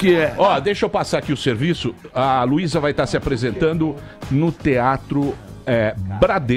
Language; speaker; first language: Portuguese; native; Portuguese